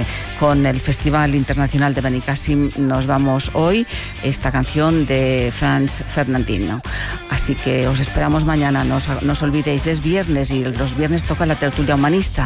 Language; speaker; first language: Spanish; native; Spanish